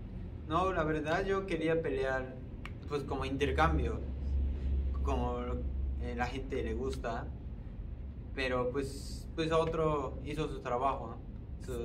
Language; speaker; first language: Spanish; non-native, fluent; Japanese